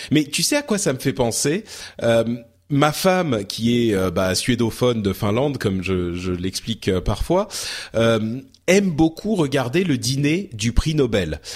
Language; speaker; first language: French; early bilingual, other home language; Arabic